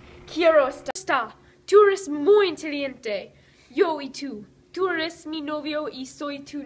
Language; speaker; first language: Spanish; non-native, learner; English